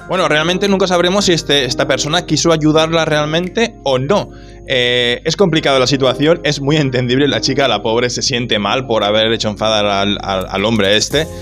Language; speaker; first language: Spanish; native; Spanish